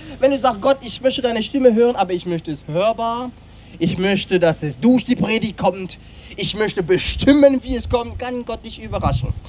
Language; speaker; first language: German; non-native, fluent; French